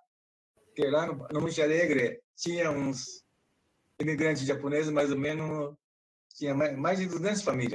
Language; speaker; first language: Portuguese; non-native, learner; Japanese